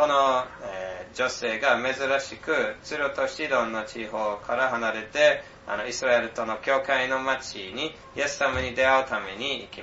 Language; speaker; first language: Japanese; non-native, fluent; English